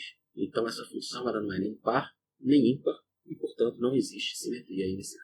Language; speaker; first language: Portuguese; native; Portuguese